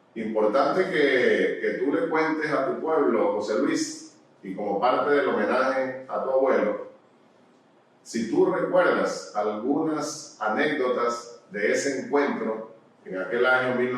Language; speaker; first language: Spanish; native; Spanish